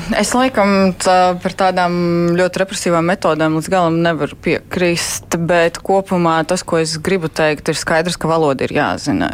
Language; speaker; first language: Latvian; non-native, local second language; Russian